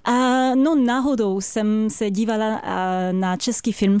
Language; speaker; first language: Czech; non-native, fluent; French